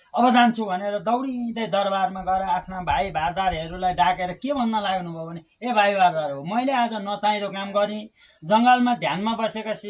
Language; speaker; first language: Nepali; native; Nepali